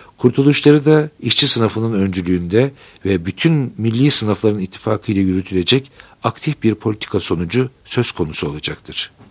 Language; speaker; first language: Turkish; native; Turkish